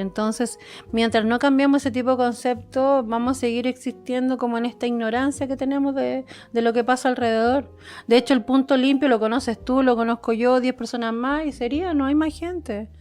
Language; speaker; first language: Spanish; native; Spanish